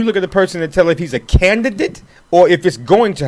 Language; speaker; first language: English; native; English